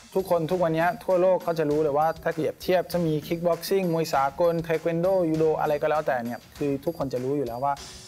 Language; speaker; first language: Thai; early bilingual, other home language; French